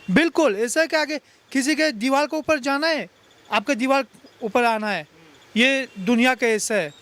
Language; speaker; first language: Hindi; non-native, learner; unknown